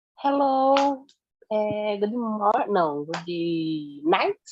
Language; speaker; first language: English; non-native, learner; Portuguese